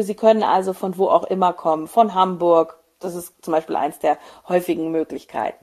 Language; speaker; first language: German; native; German